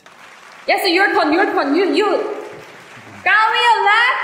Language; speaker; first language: English; non-native, learner; Korean